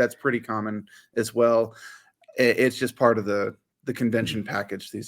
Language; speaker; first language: English; native; English